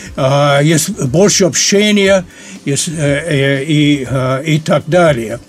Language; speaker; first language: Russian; non-native, fluent; English